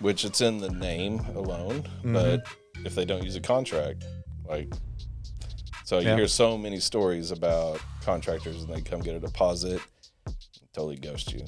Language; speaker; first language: English; native; English